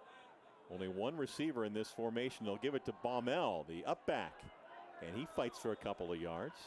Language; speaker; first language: English; native; English